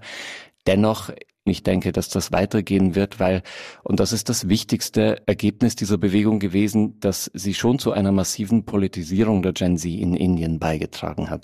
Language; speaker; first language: German; native; German